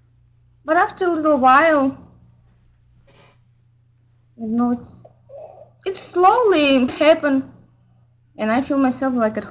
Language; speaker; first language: English; non-native, learner; Ukrainian